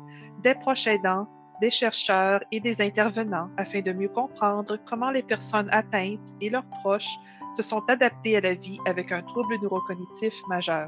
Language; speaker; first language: French; native; French